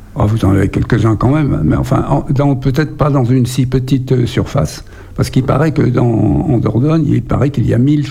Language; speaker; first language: French; native; French